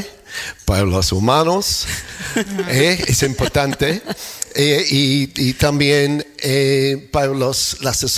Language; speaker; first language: Spanish; non-native, fluent; English